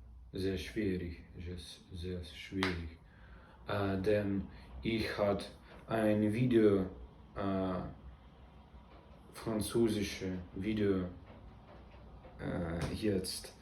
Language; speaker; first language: German; non-native, learner; Russian